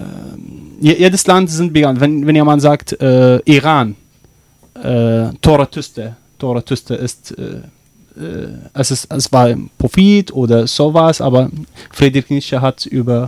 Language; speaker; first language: German; non-native, learner; Arabic